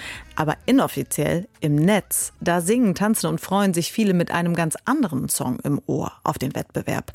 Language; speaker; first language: German; native; German